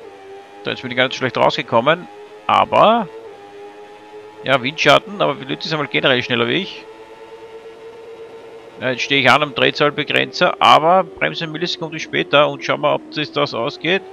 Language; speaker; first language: German; native; German